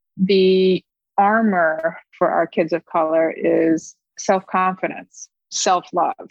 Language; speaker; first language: English; early bilingual, other home language; Korean